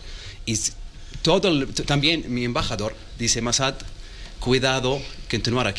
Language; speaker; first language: Spanish; non-native, learner; Arabic